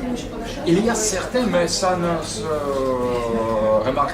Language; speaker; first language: French; non-native, fluent; Russian